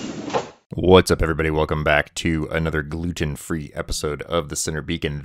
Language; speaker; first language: English; native; English